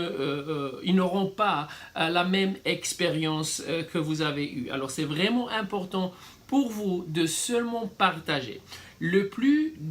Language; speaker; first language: French; non-native, fluent; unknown